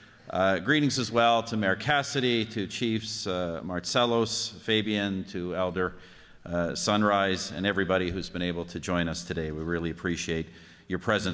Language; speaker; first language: English; native; English